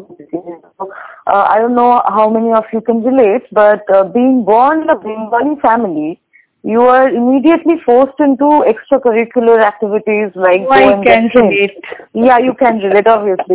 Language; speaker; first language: English; non-native, local second language; Bangla